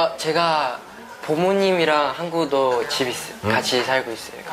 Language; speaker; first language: Korean; non-native, learner; Chinese